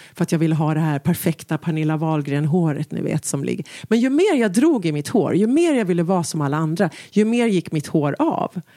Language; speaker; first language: Swedish; native; Swedish